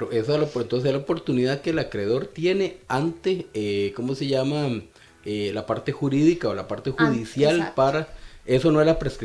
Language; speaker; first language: Spanish; native; Spanish